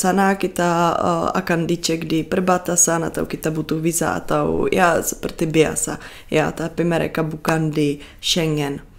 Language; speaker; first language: Indonesian; non-native, fluent; Czech